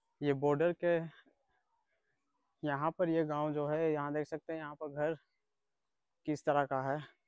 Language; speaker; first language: Hindi; native; Hindi